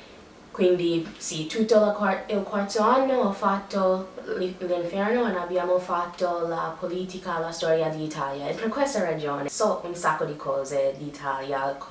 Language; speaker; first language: Italian; non-native, learner; English